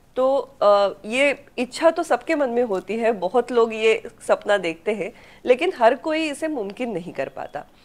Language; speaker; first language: Hindi; non-native, local second language; Marathi